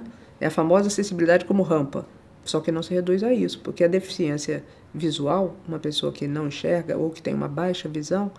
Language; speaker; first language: Portuguese; native; Portuguese